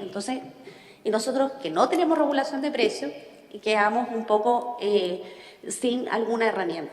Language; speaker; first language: Spanish; native; Spanish